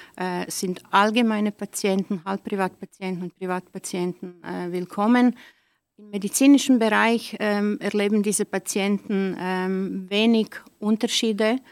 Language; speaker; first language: German; native; German